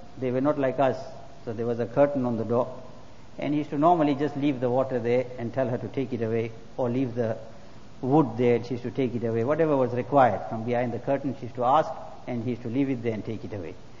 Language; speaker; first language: English; native; English